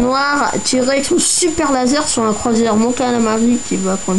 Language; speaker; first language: French; native; French